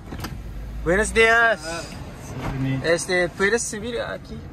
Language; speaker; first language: Spanish; non-native, learner; Japanese